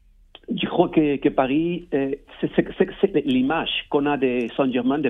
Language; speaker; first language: French; non-native, learner; Spanish